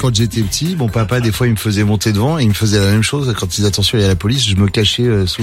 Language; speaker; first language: French; native; French